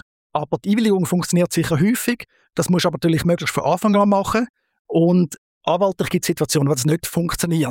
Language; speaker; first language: German; native; German